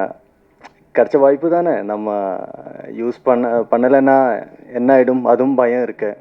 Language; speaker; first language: Tamil; non-native, fluent; Malayalam